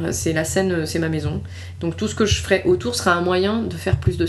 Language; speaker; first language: French; native; French